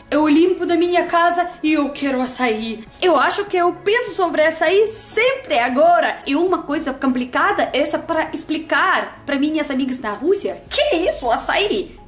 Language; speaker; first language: Portuguese; non-native, learner; Russian